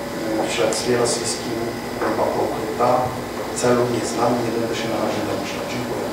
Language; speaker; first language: Polish; native; Polish